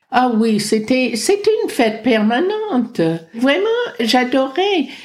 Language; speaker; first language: French; non-native, fluent; English